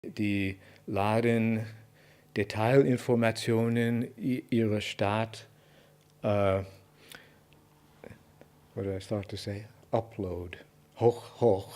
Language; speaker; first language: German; non-native, fluent; English